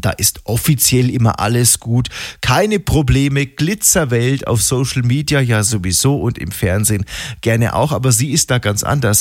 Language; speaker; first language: German; native; German